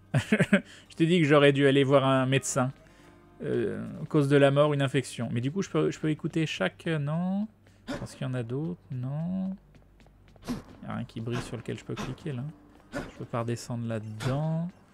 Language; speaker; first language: French; native; French